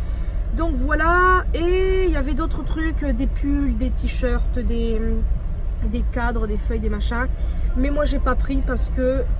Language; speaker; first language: French; native; French